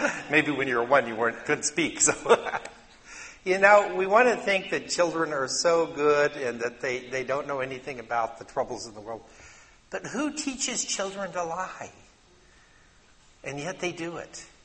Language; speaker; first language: English; native; English